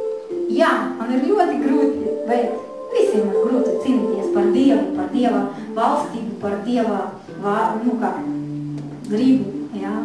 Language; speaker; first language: Latvian; non-native, learner; Russian